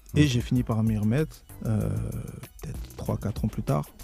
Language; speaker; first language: French; native; French